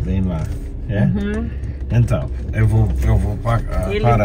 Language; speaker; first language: Portuguese; non-native, learner; English